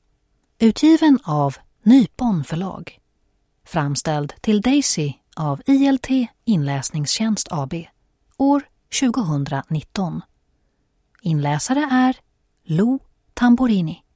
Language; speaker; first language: Swedish; native; Swedish